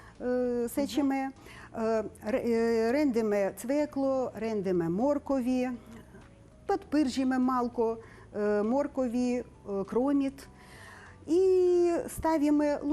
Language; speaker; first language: Macedonian; non-native, learner; Ukrainian